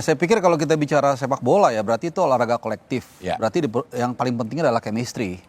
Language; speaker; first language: Indonesian; native; Indonesian